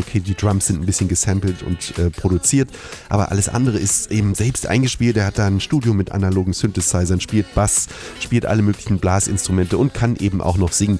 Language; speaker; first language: German; native; German